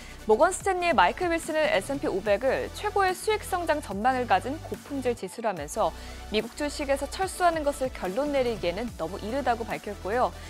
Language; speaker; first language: Korean; native; Korean